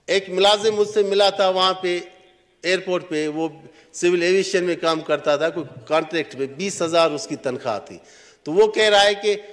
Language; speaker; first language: Urdu; non-native, local second language; Sindhi